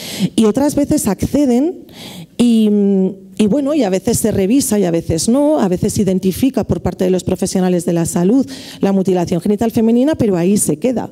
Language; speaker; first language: Spanish; native; Spanish